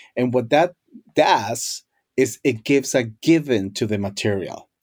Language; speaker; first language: English; non-native, fluent; Spanish